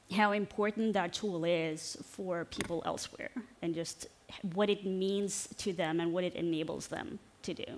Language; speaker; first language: English; non-native, fluent; Norwegian